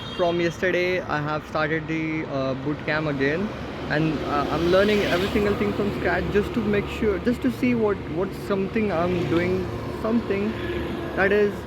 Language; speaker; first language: English; non-native, local second language; Marathi